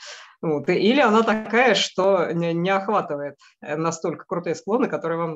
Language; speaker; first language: Russian; native; Russian